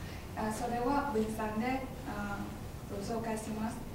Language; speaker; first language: Japanese; non-native, learner; Vietnamese